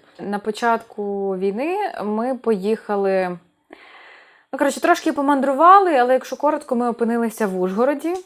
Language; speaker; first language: Ukrainian; non-native, local second language; Russian